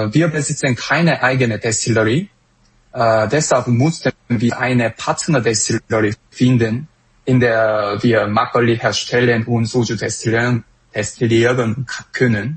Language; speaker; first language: German; non-native, fluent; Korean